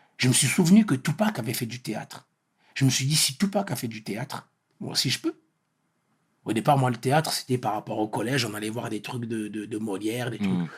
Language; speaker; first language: French; early bilingual, other home language; Lingala